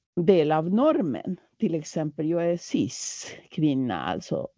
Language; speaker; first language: Swedish; non-native, fluent; Spanish